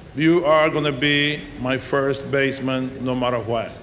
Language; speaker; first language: English; non-native, fluent; Spanish